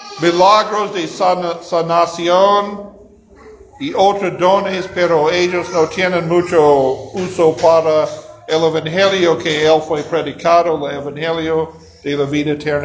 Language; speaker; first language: Spanish; non-native, learner; English